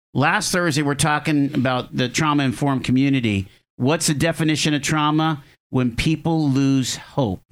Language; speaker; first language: English; native; English